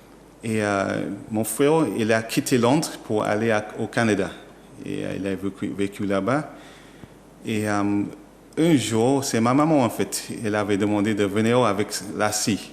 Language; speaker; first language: French; non-native, learner; English